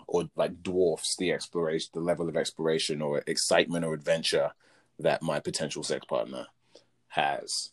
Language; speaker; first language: English; native; English